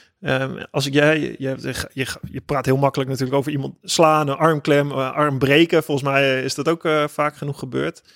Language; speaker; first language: Dutch; native; Dutch